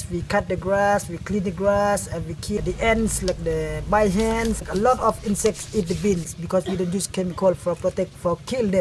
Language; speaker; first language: English; non-native, learner; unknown